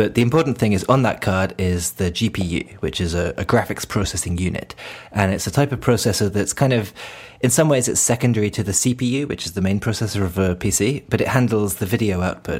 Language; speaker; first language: English; native; English